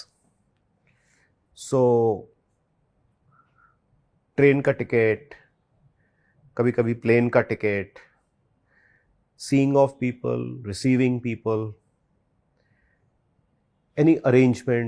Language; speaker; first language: English; non-native, local second language; Hindi